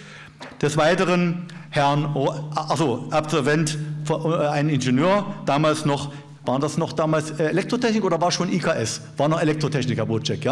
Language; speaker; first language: German; native; German